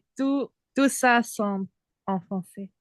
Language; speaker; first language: French; non-native, learner; English